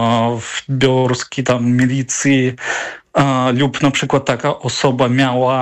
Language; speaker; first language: Polish; non-native, fluent; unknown